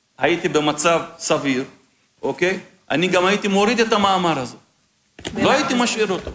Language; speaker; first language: Hebrew; non-native, local second language; Arabic